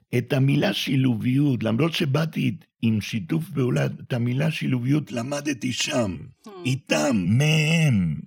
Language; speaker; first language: Hebrew; non-native, fluent; Spanish